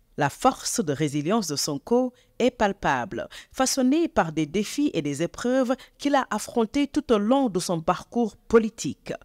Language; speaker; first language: French; non-native, local second language; Wolof